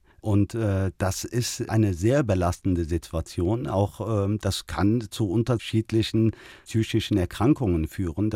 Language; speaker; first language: German; early bilingual, other home language; Turkish